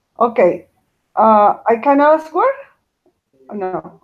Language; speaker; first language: English; non-native, learner; Spanish